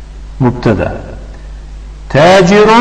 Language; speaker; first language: Arabic; non-native, fluent; Tajik